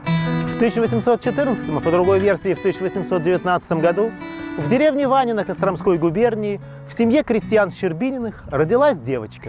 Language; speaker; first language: Russian; native; Russian